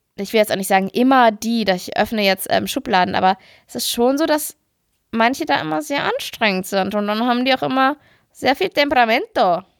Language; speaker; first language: German; native; German